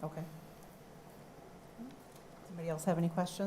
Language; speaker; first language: English; native; English